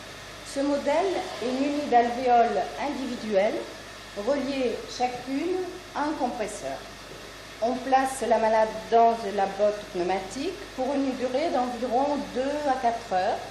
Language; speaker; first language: French; native; French